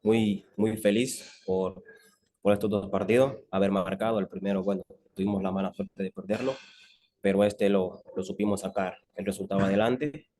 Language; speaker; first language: Spanish; native; Spanish